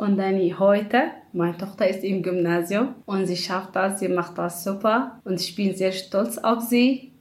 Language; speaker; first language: German; non-native, learner; Arabic